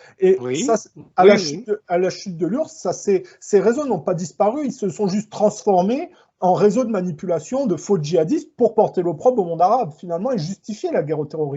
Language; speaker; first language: French; native; French